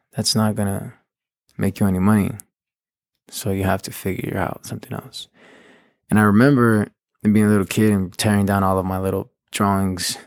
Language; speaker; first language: English; native; English